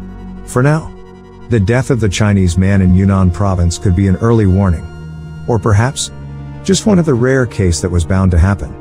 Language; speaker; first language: English; non-native, fluent; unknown